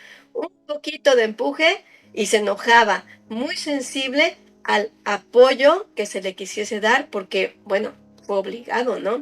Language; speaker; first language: Spanish; native; Spanish